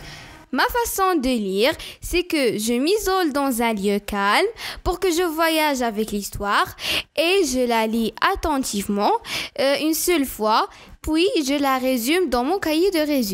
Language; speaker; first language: French; non-native, learner; Arabic